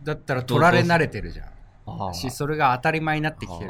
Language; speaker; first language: Japanese; native; Japanese